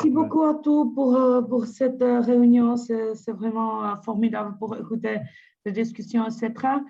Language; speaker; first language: French; non-native, fluent; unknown